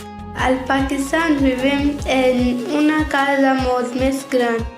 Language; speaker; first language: Catalan; non-native, learner; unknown